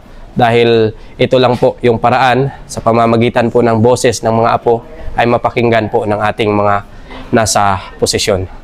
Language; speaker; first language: Filipino; native; Filipino